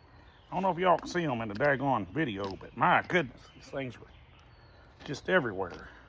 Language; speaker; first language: English; native; English